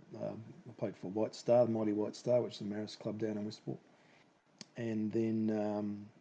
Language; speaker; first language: English; native; English